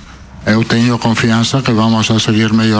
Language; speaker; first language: Portuguese; non-native, learner; Italian